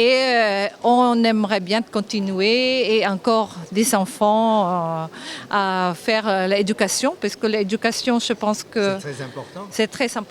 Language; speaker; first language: French; non-native, fluent; Japanese